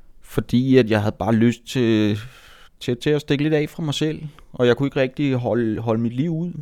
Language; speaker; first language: Danish; native; Danish